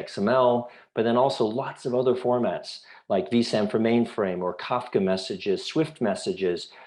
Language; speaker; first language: English; native; English